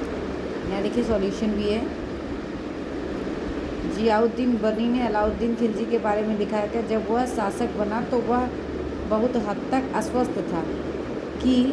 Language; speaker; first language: Hindi; native; Hindi